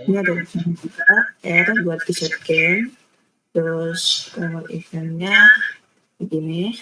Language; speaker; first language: Indonesian; native; Indonesian